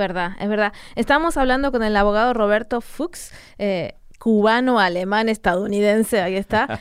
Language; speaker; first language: Spanish; native; Spanish